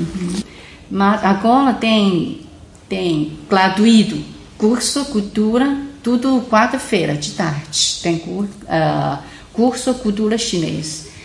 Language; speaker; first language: Portuguese; non-native, learner; Chinese